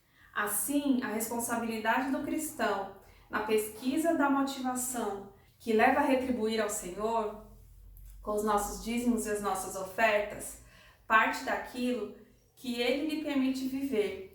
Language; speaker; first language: Portuguese; native; Portuguese